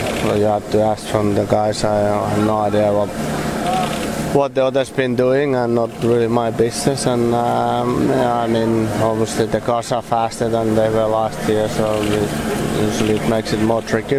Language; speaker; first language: English; non-native, fluent; Finnish